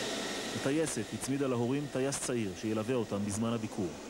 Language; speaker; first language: Hebrew; native; Hebrew